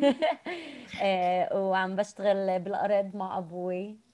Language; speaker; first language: Arabic; native; Arabic